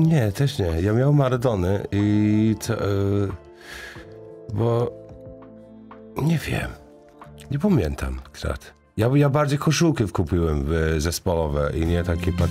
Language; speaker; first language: Polish; non-native, learner; English